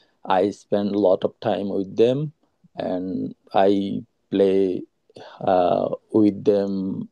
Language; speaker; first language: English; non-native, learner; Bangla